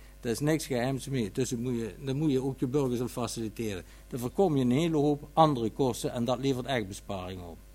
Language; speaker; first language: Dutch; native; Dutch